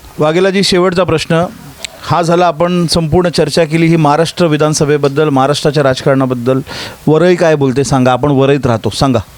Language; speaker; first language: Marathi; native; Marathi